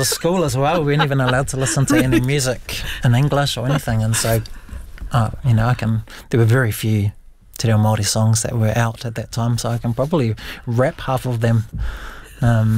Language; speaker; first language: English; non-native, local second language; Māori